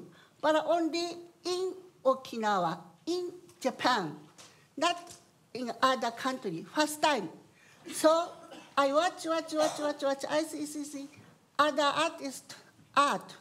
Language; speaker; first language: English; non-native, learner; Japanese